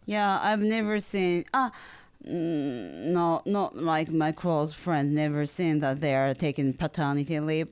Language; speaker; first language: English; non-native, learner; Japanese